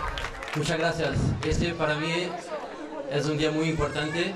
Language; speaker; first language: Spanish; non-native, learner; Portuguese